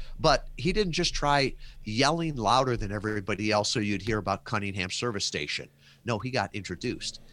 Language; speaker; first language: English; native; English